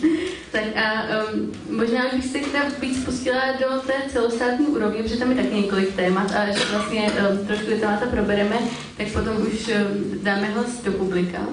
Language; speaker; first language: Czech; native; Czech